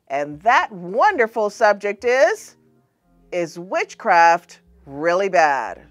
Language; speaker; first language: English; native; English